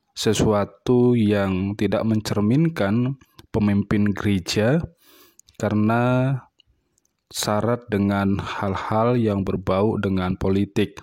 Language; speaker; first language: Indonesian; native; Indonesian